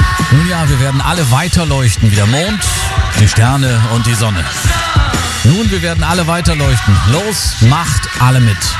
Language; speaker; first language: German; native; German